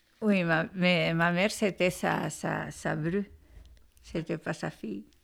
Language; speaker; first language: French; non-native, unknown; Spanish